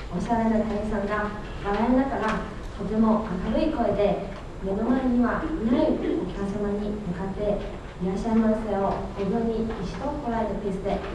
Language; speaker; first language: Japanese; non-native, fluent; Chinese